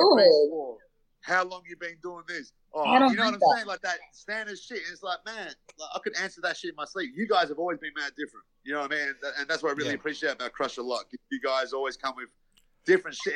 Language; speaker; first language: English; native; English